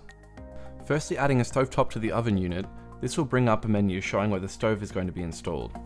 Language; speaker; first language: English; native; English